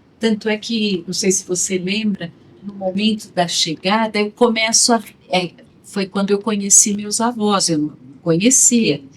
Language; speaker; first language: Portuguese; native; Portuguese